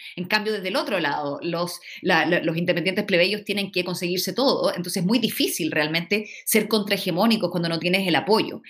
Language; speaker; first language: Spanish; native; Spanish